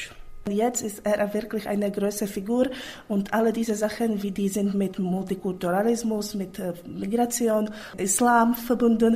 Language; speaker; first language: German; non-native, fluent; Czech